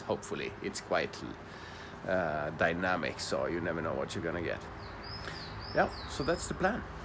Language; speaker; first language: English; non-native, fluent; Swedish